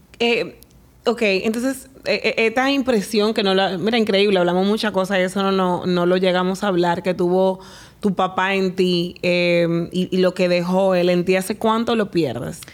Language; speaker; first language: Spanish; native; Spanish